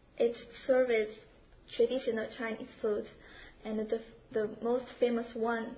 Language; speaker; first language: English; non-native, learner; Chinese